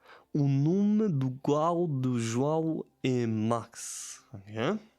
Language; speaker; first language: Portuguese; non-native, learner; German